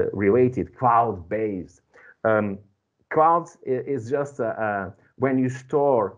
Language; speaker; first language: English; non-native, fluent; Portuguese